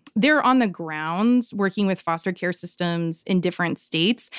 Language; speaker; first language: English; native; English